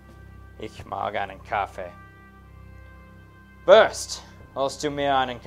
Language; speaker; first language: German; non-native, learner; English